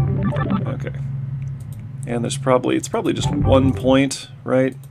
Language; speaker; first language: English; native; English